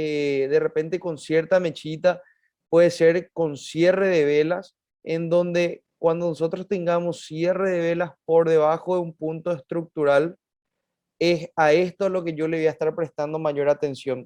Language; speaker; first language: Spanish; native; Spanish